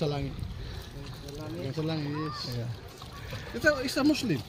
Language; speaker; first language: English; non-native, learner; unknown